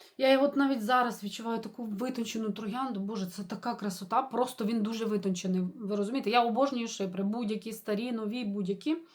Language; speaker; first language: Ukrainian; non-native, local second language; Russian